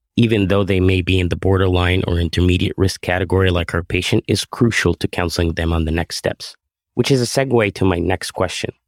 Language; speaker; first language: English; non-native, fluent; Arabic